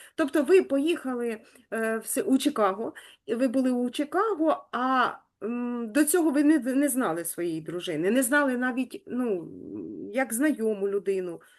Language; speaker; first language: Ukrainian; native; Ukrainian